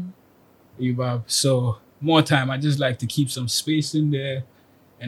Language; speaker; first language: English; non-native, local second language; Akan